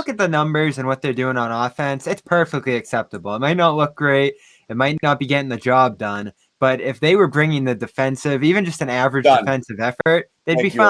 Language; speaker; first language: English; native; English